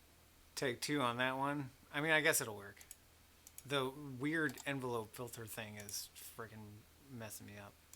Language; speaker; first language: English; native; English